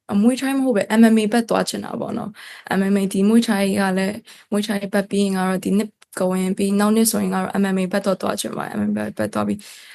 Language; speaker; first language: Burmese; non-native, local second language; Kachin